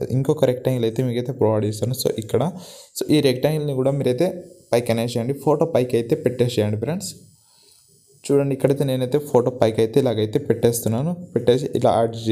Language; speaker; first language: Telugu; non-native, local second language; Gondi